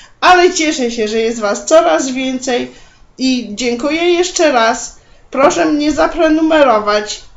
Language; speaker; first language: Polish; native; Polish